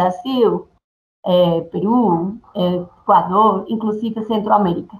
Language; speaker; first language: Portuguese; non-native, fluent; Spanish